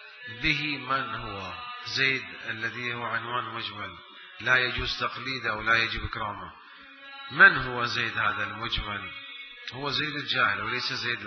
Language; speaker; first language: Arabic; native; Arabic